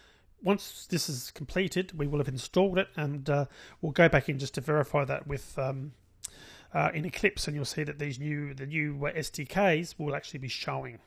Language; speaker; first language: English; native; English